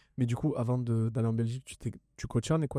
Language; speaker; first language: French; native; French